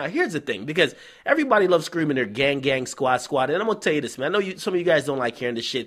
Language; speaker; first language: English; native; English